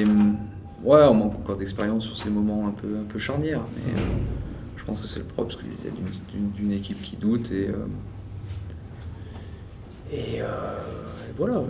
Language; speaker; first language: French; native; French